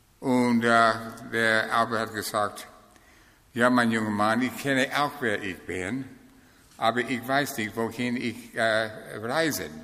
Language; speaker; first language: German; non-native, fluent; English